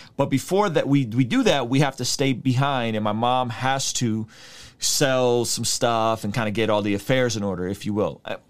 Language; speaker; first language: English; early bilingual, other home language; Russian